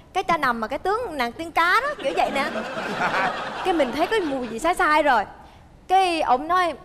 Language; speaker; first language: Vietnamese; early bilingual, other home language; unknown